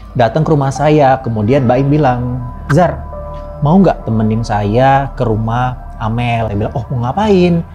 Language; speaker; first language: Indonesian; native; Indonesian